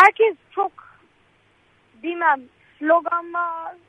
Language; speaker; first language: Turkish; early bilingual, heritage; Turkish